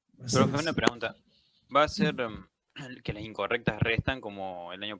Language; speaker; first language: Spanish; native; Spanish